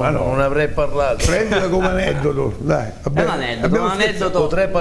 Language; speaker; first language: Italian; native; Italian